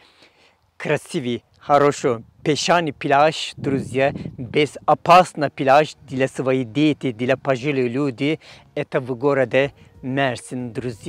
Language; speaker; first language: Russian; non-native, fluent; Turkish